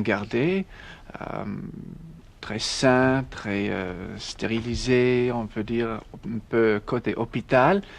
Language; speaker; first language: French; non-native, learner; English